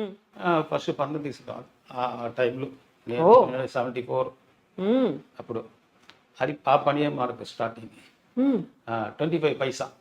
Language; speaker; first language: Telugu; non-native, learner; Tamil